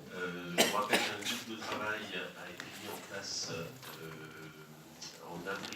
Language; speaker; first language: French; native; French